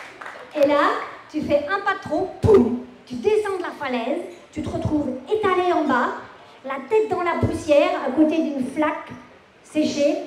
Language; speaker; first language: French; native; French